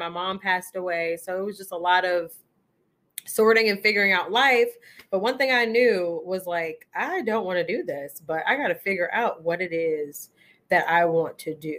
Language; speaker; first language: English; native; English